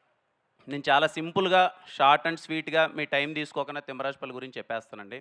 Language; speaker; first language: Telugu; native; Telugu